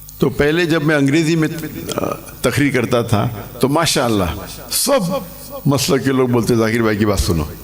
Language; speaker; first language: Urdu; non-native, local second language; English